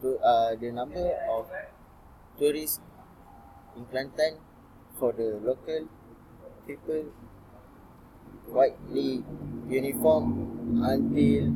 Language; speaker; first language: English; non-native, learner; Malay